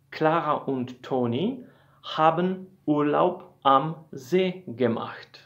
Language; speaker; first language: German; non-native, fluent; Polish